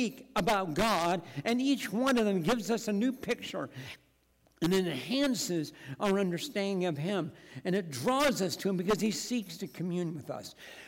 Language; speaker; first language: English; native; English